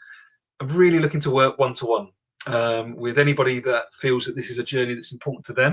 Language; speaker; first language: English; native; English